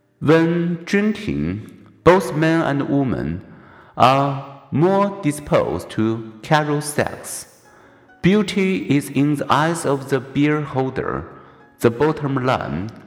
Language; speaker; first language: English; non-native, fluent; Chinese